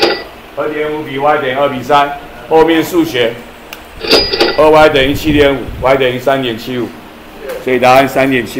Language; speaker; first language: Chinese; native; Chinese